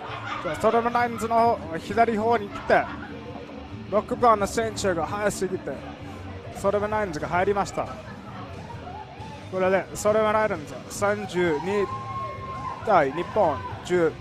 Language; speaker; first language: Japanese; non-native, learner; English